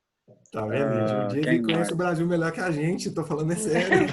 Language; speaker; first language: Portuguese; native; Portuguese